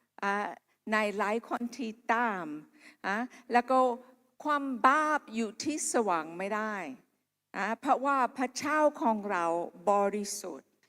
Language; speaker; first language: Thai; non-native, local second language; Akha